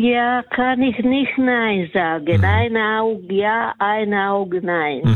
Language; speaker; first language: German; non-native, fluent; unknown